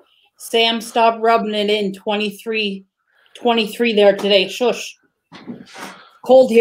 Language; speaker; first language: English; native; English